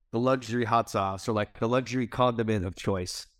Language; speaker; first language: English; native; English